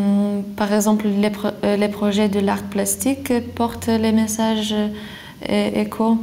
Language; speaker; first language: French; non-native, fluent; Lithuanian